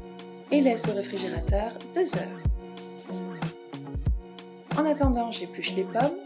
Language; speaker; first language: French; native; French